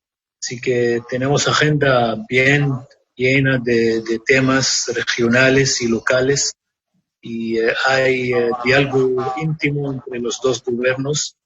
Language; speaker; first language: Spanish; non-native, fluent; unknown